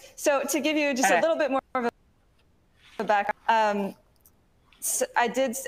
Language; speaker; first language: English; native; English